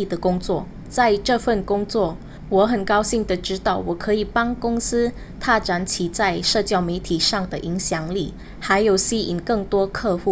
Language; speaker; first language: Chinese; early bilingual, heritage; Min Nan Chinese